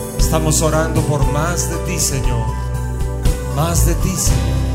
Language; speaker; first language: Spanish; native; Spanish